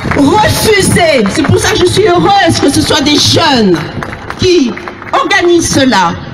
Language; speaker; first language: French; early bilingual, other home language; Lingala